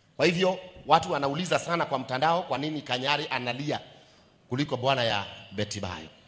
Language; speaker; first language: Swahili; native; Swahili